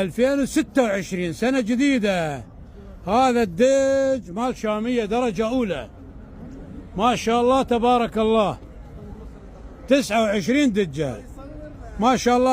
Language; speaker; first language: Arabic; native; Arabic